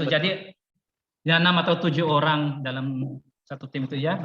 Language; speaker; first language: Indonesian; non-native, fluent; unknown